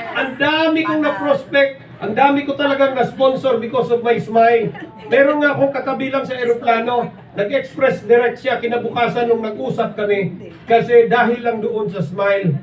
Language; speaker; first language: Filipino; non-native, local second language; Cebuano